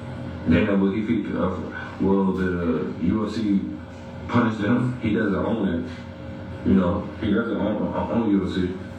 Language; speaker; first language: English; native; English